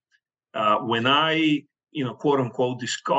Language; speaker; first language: English; non-native, fluent; Spanish